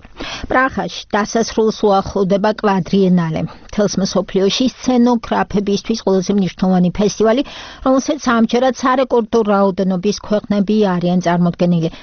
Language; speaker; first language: Georgian; native; Georgian